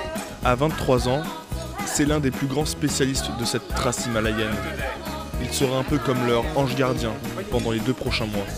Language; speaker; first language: French; native; French